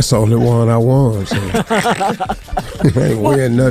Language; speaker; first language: English; native; English